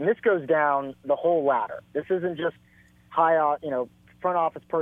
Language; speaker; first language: English; native; English